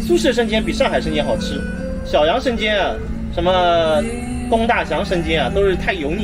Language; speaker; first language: Chinese; native; Chinese